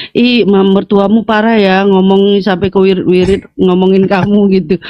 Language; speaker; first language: Indonesian; native; Indonesian